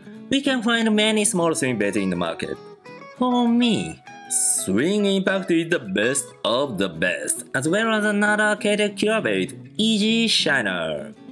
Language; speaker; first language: English; non-native, fluent; Japanese